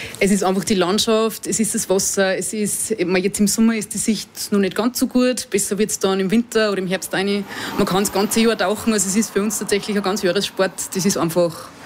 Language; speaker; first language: German; native; German